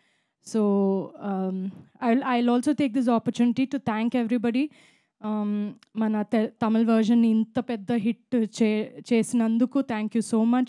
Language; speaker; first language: Telugu; non-native, local second language; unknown